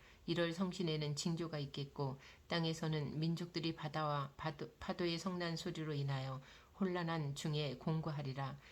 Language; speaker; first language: Korean; native; Korean